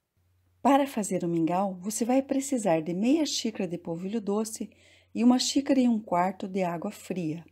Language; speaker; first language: Portuguese; native; Portuguese